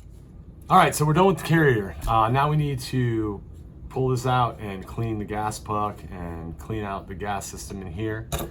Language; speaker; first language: English; native; English